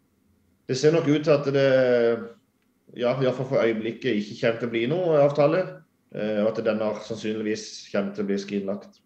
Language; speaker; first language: Norwegian; native; Norwegian